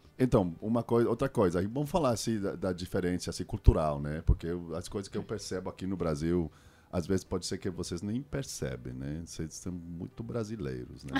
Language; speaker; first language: Portuguese; non-native, fluent; English